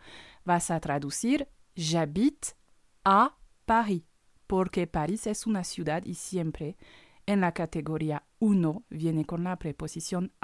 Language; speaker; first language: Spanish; non-native, fluent; French